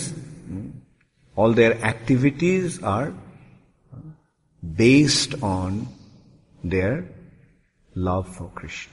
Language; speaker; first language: English; non-native, local second language; Bangla